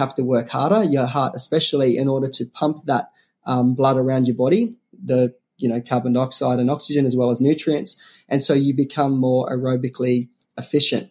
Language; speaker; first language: English; native; English